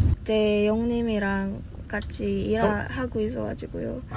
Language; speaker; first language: Korean; non-native, fluent; Filipino